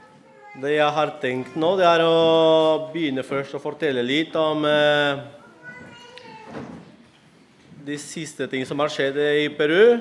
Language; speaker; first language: Norwegian; non-native, fluent; Spanish